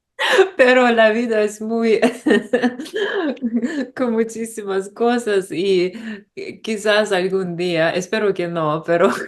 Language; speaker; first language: Spanish; non-native, learner; English